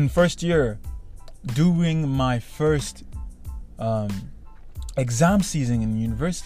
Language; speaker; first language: English; non-native, local second language; Igbo